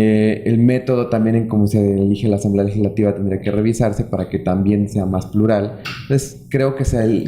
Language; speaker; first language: Spanish; native; Spanish